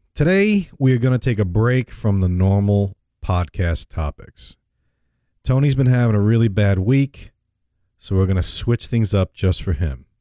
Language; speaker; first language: English; native; English